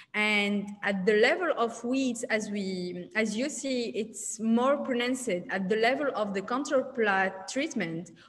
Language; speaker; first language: English; non-native, learner; Arabic